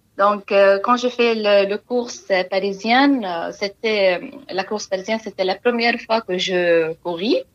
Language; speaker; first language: French; non-native, learner; Arabic